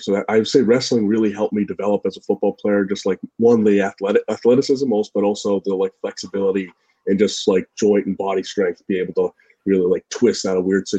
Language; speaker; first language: English; native; English